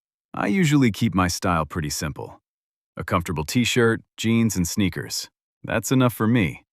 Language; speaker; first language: English; native; English